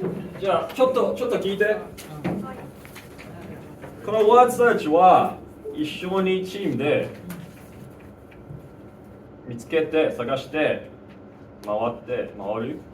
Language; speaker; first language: Japanese; non-native, fluent; English